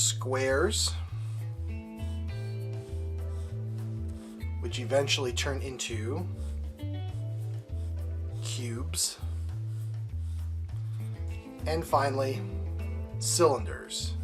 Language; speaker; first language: English; native; English